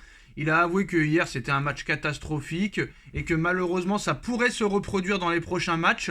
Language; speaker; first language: French; native; French